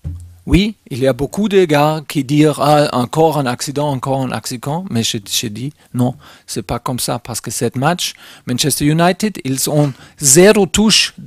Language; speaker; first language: French; non-native, fluent; German